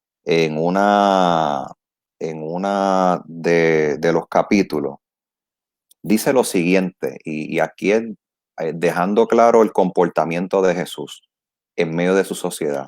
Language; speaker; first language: Spanish; native; Spanish